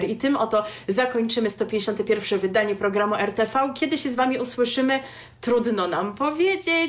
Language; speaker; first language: Polish; native; Polish